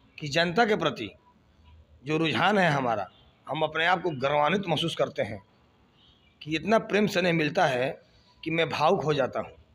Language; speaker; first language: Hindi; native; Hindi